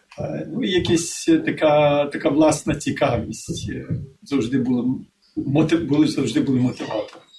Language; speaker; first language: Ukrainian; early bilingual, heritage; Ukrainian